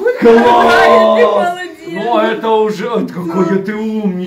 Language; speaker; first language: Russian; native; Russian